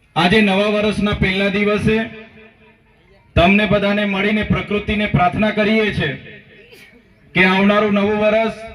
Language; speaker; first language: Gujarati; non-native, local second language; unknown